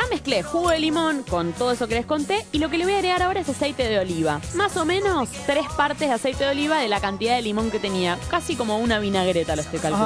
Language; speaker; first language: Spanish; native; Spanish